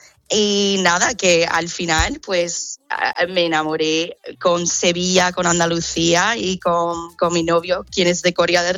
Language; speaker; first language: Spanish; non-native, fluent; English